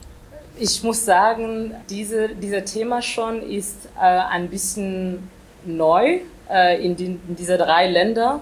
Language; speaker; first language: German; non-native, fluent; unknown